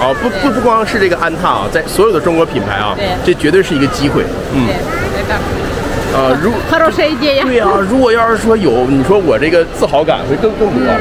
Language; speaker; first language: Chinese; native; Chinese